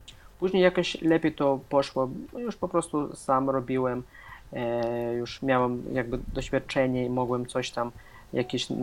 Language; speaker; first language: Polish; non-native, fluent; Russian